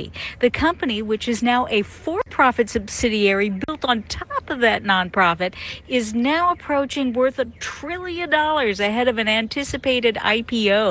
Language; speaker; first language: English; native; English